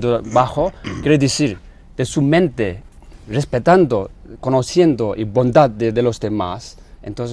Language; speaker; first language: Spanish; non-native, learner; Tibetan